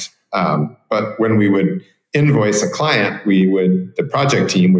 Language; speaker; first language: English; native; English